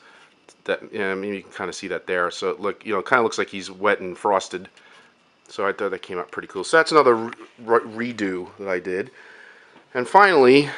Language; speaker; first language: English; native; English